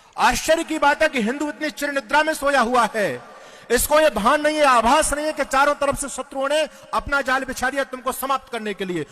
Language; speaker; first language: Hindi; native; Hindi